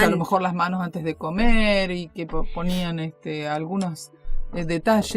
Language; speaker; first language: Spanish; native; Spanish